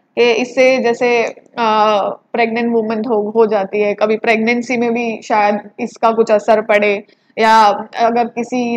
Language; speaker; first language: Hindi; non-native, local second language; Gujarati